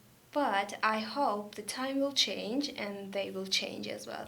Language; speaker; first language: English; non-native, learner; Georgian